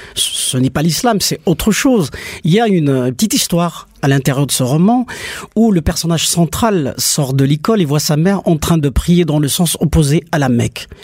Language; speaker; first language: French; non-native, local second language; Kabyle